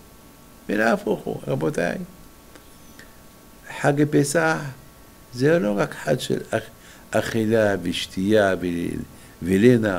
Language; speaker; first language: Hebrew; non-native, fluent; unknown